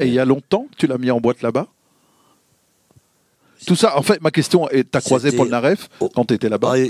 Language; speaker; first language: French; native; French